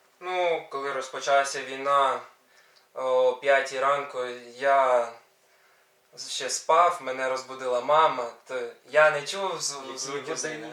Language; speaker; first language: Ukrainian; non-native, local second language; Russian